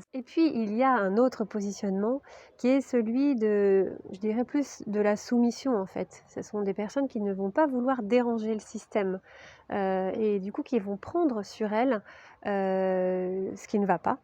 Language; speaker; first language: French; native; French